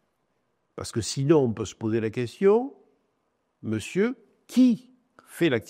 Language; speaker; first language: French; native; French